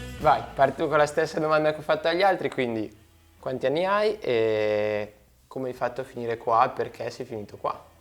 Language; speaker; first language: Italian; native; Italian